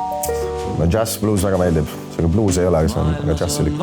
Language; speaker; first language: Estonian; native; Estonian